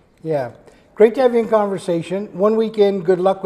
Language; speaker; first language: English; native; English